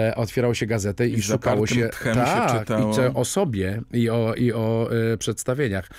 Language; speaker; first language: Polish; native; Polish